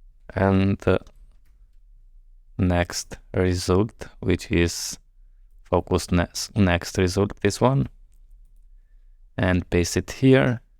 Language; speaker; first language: English; non-native, fluent; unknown